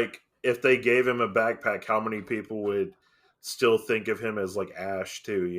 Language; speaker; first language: English; native; English